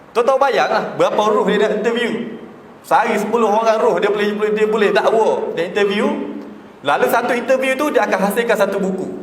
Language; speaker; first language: Malay; native; Malay